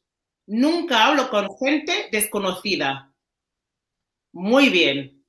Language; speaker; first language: Spanish; non-native, fluent; English